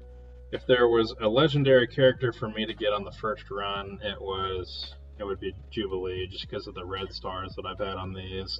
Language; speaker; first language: English; native; English